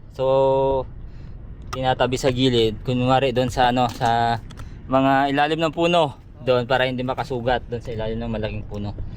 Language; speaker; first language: Filipino; native; Filipino